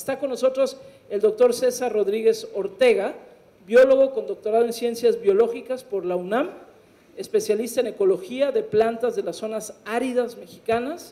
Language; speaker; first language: Spanish; native; Spanish